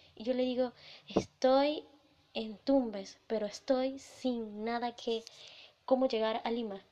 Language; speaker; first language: Spanish; native; Spanish